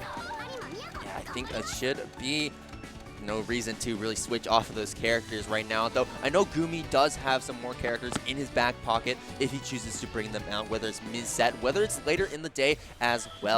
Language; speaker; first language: English; native; English